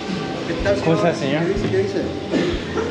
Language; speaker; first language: Spanish; non-native, learner; English